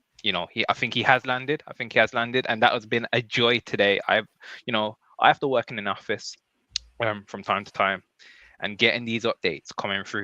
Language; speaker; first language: English; native; English